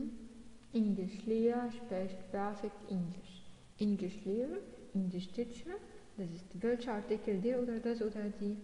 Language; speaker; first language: German; non-native, fluent; Arabic